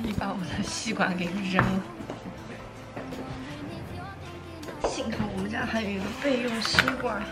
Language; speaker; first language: Chinese; native; Chinese